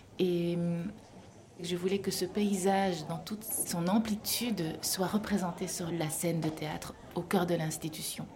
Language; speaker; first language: French; native; French